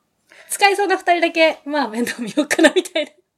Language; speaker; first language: Japanese; native; Japanese